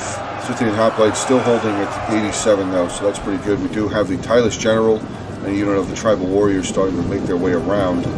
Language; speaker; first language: English; native; English